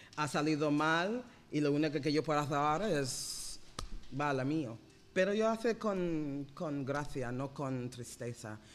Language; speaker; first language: Spanish; non-native, fluent; English